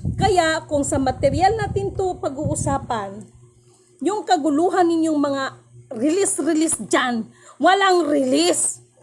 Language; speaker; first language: Filipino; non-native, local second language; Cebuano